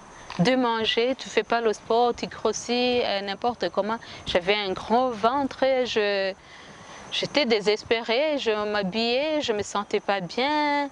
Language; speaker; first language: French; non-native, local second language; Kinyarwanda